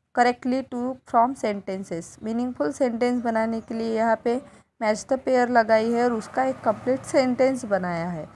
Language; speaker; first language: Hindi; non-native, local second language; Marathi